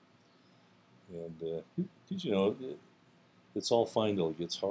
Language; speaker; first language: English; native; English